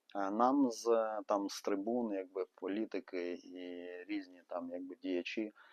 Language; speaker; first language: Ukrainian; non-native, local second language; Russian